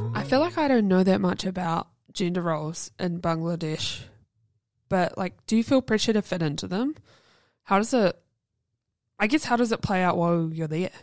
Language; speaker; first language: English; native; English